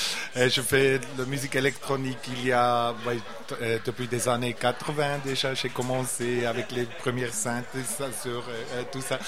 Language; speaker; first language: French; non-native, learner; Portuguese